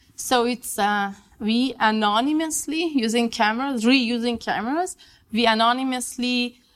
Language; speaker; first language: English; non-native, fluent; Persian